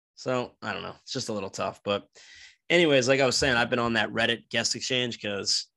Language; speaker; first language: English; native; English